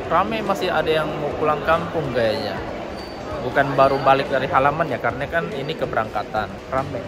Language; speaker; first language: Indonesian; native; Indonesian